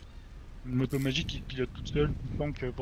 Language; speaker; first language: French; native; French